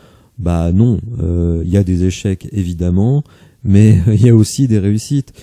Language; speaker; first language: French; native; French